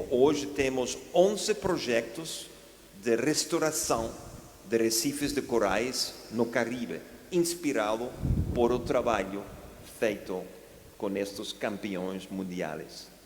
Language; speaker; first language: Portuguese; non-native, fluent; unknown